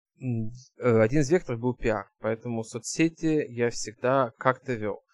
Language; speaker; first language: Russian; early bilingual, heritage; Russian